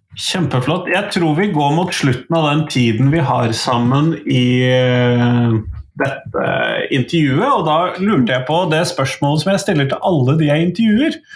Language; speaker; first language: Norwegian; native; Norwegian